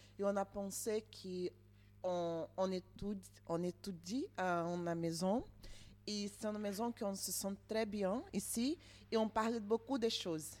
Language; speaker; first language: French; non-native, learner; Portuguese